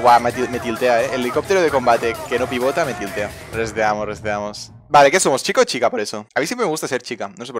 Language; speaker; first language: Spanish; native; Spanish